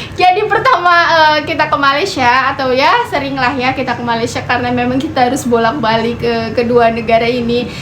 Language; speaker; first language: Indonesian; native; Indonesian